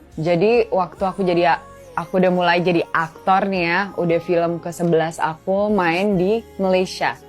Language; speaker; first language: Indonesian; native; Indonesian